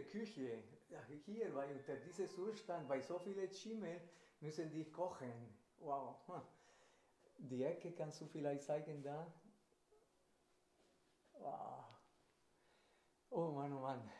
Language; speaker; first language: German; non-native, fluent; Spanish